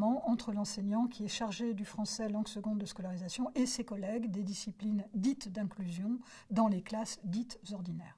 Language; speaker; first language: French; native; French